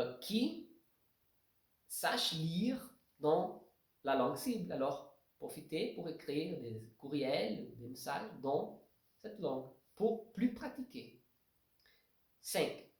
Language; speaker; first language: French; non-native, fluent; Portuguese